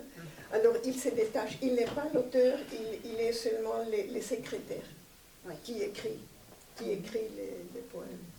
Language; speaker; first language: French; non-native, fluent; Spanish